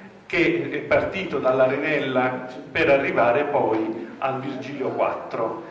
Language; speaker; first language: Italian; native; Italian